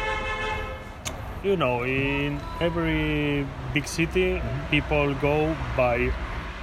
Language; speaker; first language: English; non-native, learner; Spanish